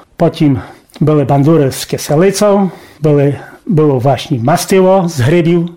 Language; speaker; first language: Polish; non-native, local second language; Rusyn